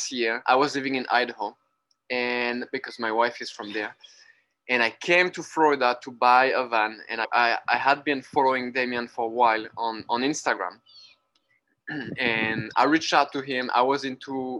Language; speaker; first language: English; non-native, fluent; French